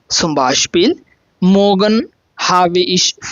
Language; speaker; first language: German; non-native, fluent; Bangla